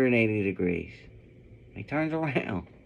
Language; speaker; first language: English; native; English